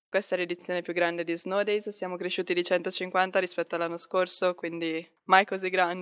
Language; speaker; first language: Italian; native; Italian